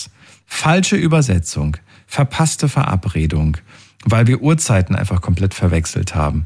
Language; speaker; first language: German; native; German